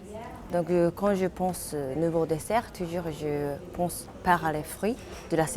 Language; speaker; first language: French; non-native, fluent; Japanese